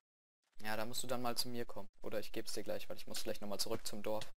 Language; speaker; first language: German; native; German